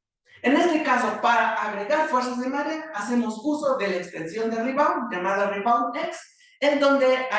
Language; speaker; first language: Spanish; native; Spanish